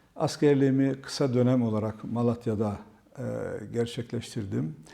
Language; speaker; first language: Turkish; native; Turkish